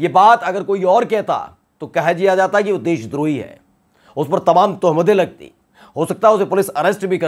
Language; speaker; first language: Hindi; native; Hindi